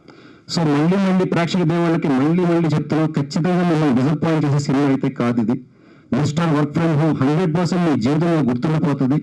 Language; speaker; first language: Telugu; native; Telugu